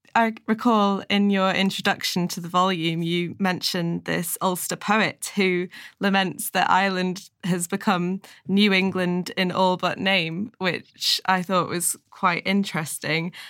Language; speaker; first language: English; native; English